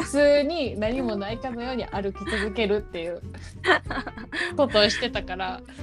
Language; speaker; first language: Japanese; early bilingual, heritage; Japanese